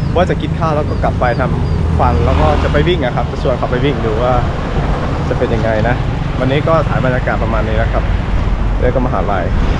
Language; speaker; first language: Thai; native; Thai